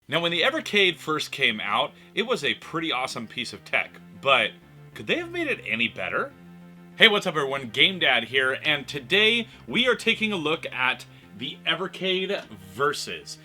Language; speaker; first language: English; native; English